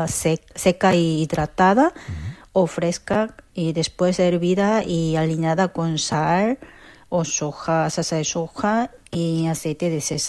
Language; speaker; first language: Spanish; non-native, fluent; Korean